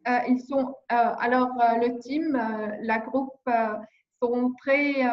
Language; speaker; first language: French; non-native, learner; English